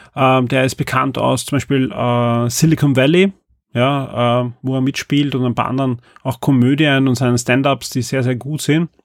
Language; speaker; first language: German; native; German